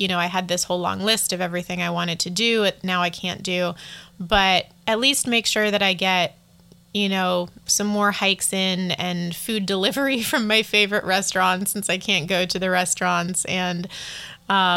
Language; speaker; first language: English; native; English